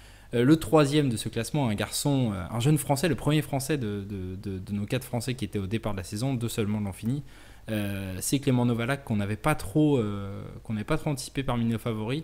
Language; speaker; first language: French; native; French